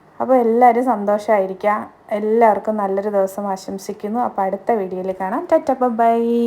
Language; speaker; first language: Malayalam; native; Malayalam